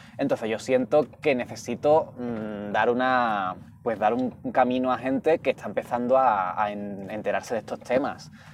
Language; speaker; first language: Spanish; native; Spanish